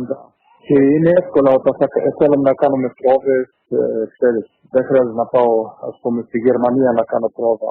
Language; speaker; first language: Greek; early bilingual, heritage; Greek